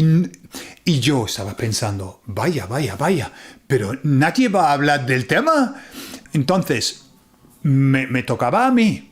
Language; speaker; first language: Spanish; non-native, fluent; English